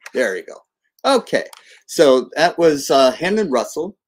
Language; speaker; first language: English; native; English